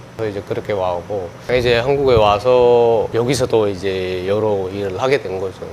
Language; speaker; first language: Korean; non-native, fluent; Sinhala